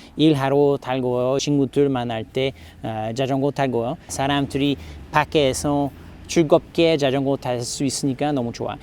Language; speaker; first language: Korean; non-native, learner; English